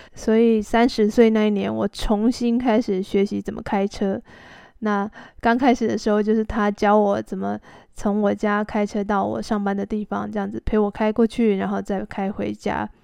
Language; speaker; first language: Chinese; native; Chinese